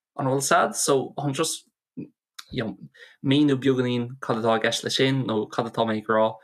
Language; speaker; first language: Irish; non-native, local second language; English